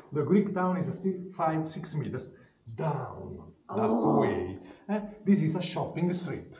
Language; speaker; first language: English; non-native, learner; Italian